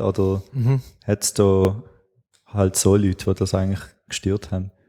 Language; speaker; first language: German; native; German